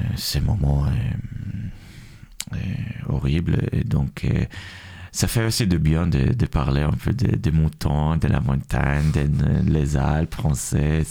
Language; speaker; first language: French; non-native, fluent; Hebrew